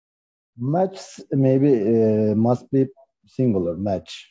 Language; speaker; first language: English; non-native, learner; Turkish